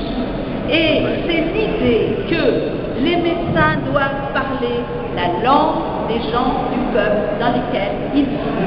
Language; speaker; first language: French; native; French